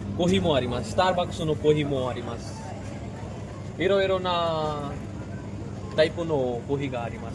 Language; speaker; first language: Japanese; non-native, learner; Marathi